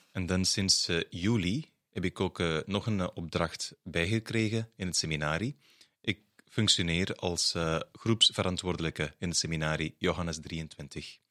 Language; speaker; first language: Dutch; non-native, fluent; Tamil